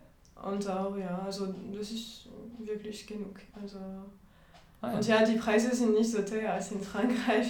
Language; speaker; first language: German; non-native, fluent; French